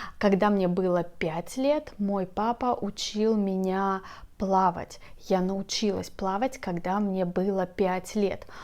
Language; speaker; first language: Russian; native; Russian